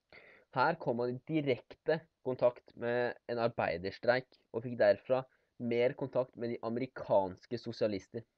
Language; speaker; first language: Norwegian; native; Norwegian